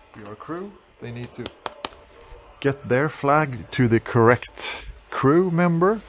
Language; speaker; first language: English; non-native, fluent; Swedish